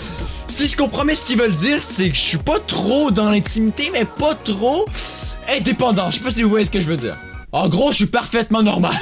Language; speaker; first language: French; native; French